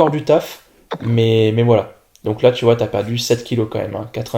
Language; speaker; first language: French; native; French